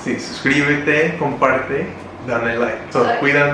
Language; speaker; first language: Spanish; non-native, learner; English